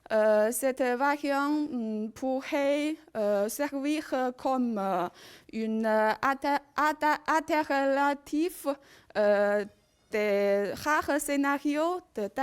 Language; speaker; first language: French; non-native, learner; Chinese